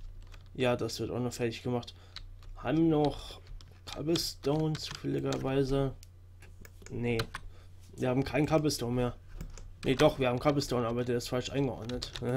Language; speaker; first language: German; native; German